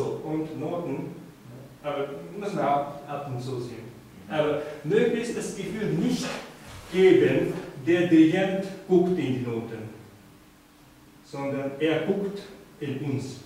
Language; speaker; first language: German; non-native, fluent; Japanese